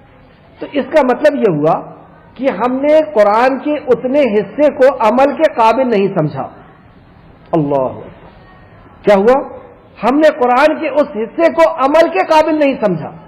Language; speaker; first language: Urdu; native; Urdu